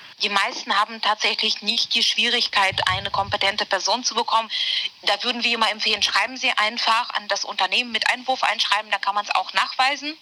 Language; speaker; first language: German; native; German